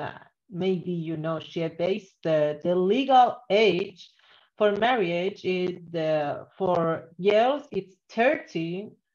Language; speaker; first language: English; non-native, learner; Persian